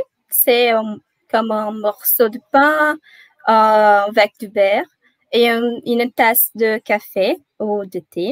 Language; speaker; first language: French; non-native, learner; Portuguese